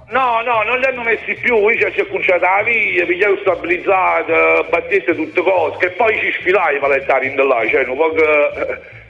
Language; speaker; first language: Italian; native; Italian